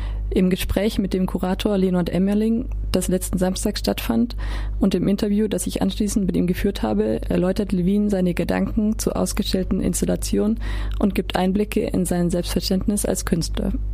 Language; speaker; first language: German; native; German